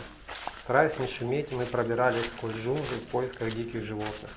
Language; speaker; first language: Russian; native; Russian